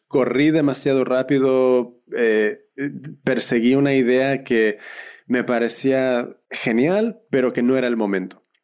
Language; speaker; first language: Spanish; early bilingual, heritage; Spanish